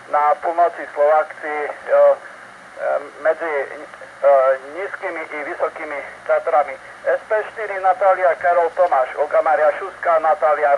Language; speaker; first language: Polish; non-native, learner; Slovak